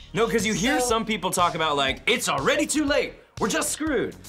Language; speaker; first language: English; native; English